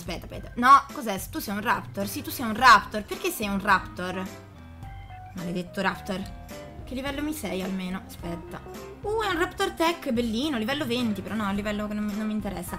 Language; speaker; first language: Italian; native; Italian